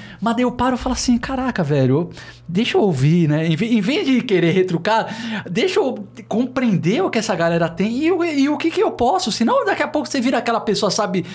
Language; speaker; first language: Portuguese; native; Portuguese